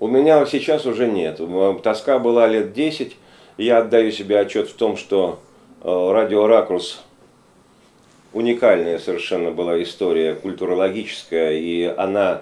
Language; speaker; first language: Russian; native; Russian